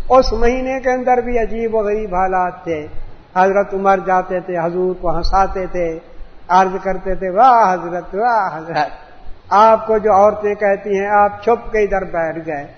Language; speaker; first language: Urdu; non-native, local second language; Punjabi